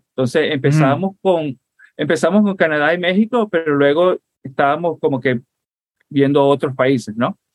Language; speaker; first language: Spanish; native; Spanish